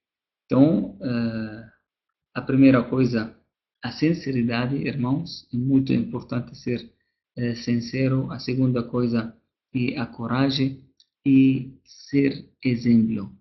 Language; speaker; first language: Portuguese; non-native, fluent; Arabic